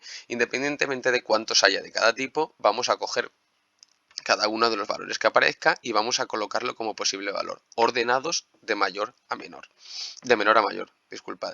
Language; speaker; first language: Spanish; native; Spanish